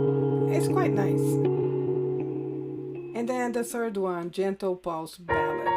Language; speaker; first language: English; native; English